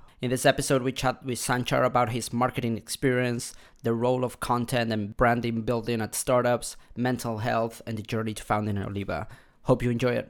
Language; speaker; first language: English; non-native, fluent; Spanish